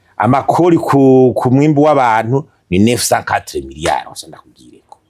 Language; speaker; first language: Rundi; native; Rundi